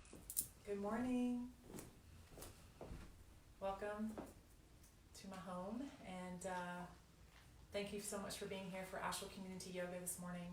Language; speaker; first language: English; native; English